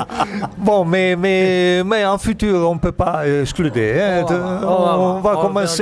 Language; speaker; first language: French; non-native, fluent; Italian